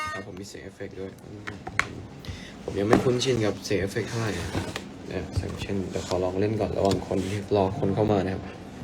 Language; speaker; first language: Thai; native; Thai